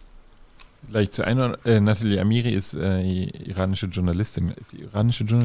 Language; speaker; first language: German; native; German